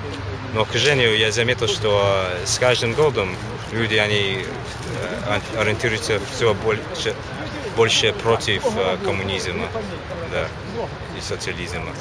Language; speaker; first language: Russian; non-native, learner; English